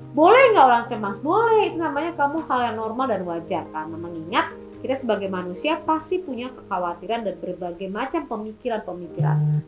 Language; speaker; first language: Indonesian; native; Indonesian